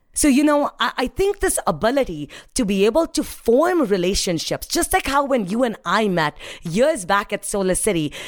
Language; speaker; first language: English; non-native, local second language; Hindi